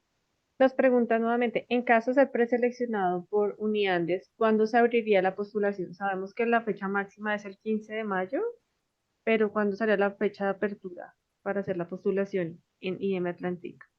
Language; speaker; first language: Spanish; native; Spanish